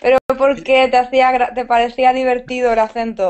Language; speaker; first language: Spanish; native; Spanish